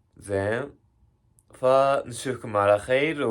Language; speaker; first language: Arabic; non-native, learner; Japanese